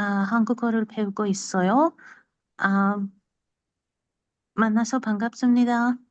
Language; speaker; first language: Korean; non-native, learner; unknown